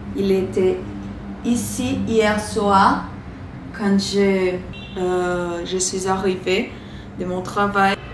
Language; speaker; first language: French; non-native, learner; Portuguese